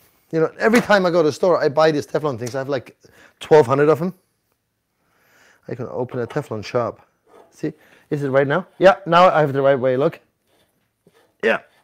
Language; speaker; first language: English; non-native, fluent; German